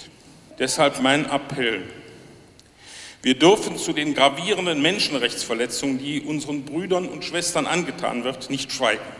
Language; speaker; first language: German; native; German